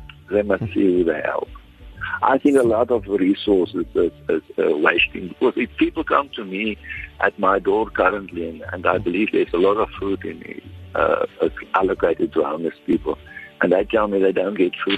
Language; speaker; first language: English; non-native, local second language; Afrikaans